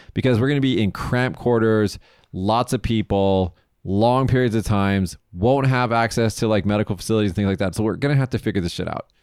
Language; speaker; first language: English; native; English